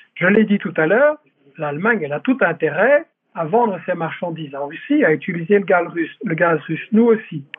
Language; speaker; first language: French; native; French